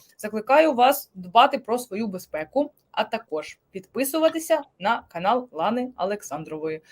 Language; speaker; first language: Ukrainian; native; Ukrainian